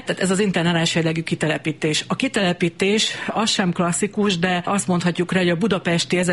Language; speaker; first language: Hungarian; native; Hungarian